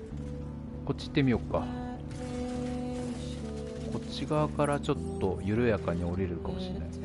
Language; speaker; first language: Japanese; native; Japanese